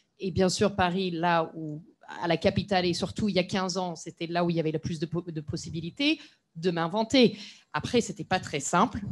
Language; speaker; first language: French; non-native, fluent; English